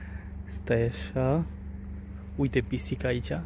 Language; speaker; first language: Romanian; non-native, learner; Bangla